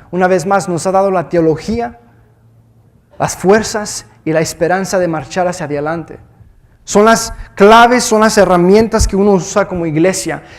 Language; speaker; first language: Spanish; early bilingual, heritage; Spanish